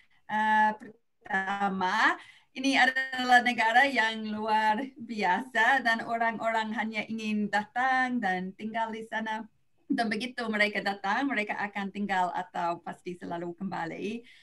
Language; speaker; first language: Indonesian; non-native, fluent; English